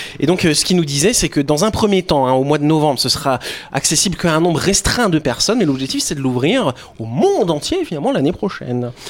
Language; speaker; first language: French; native; French